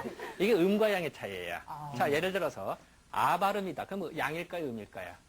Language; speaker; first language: Korean; native; Korean